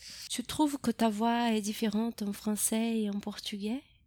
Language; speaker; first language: French; non-native, fluent; Portuguese